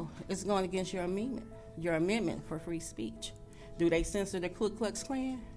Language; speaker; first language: English; native; English